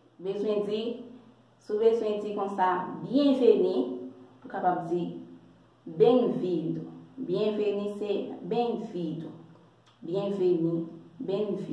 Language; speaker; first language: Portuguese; non-native, learner; Haitian Creole